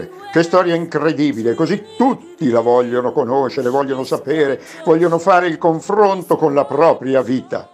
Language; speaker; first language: Italian; native; Italian